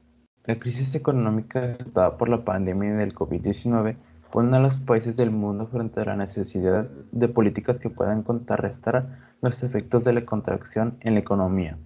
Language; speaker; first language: Spanish; native; Spanish